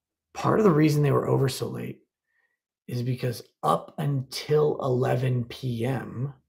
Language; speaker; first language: English; native; English